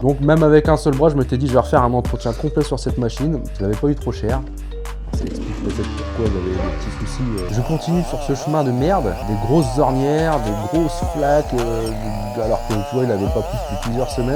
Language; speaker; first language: French; native; French